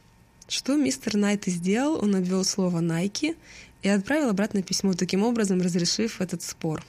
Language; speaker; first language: Russian; native; Russian